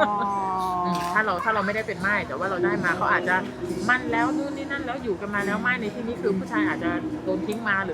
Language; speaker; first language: Thai; native; Thai